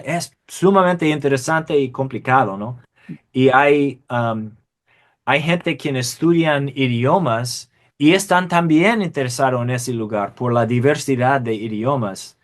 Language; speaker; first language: Spanish; non-native, fluent; English